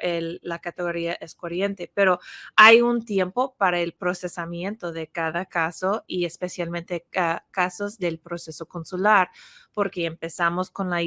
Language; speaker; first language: Spanish; non-native, fluent; English